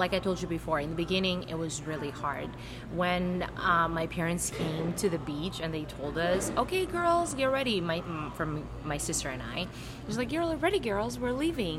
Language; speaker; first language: English; non-native, fluent; Greek